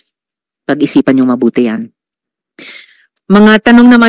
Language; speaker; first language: Filipino; native; Filipino